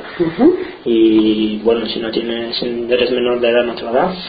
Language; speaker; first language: Spanish; non-native, fluent; Romanian